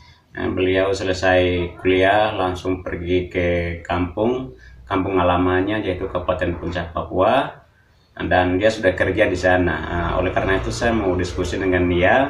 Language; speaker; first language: Indonesian; non-native, local second language; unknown